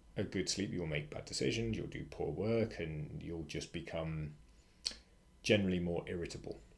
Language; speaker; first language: English; native; English